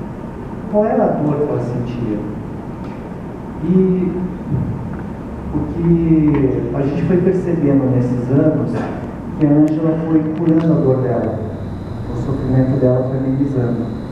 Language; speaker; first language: Portuguese; native; Portuguese